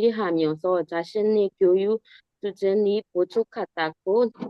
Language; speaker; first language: Korean; non-native, learner; Burmese